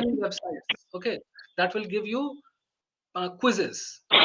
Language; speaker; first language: English; non-native, local second language; Hindi